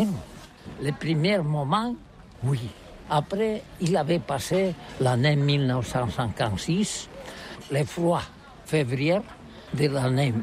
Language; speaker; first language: French; non-native, learner; Catalan